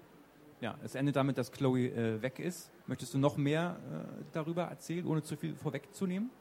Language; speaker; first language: German; native; German